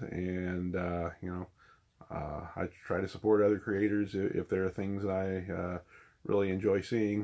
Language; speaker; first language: English; native; English